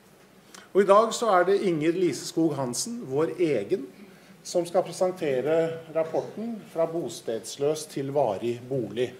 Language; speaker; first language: Norwegian; native; Norwegian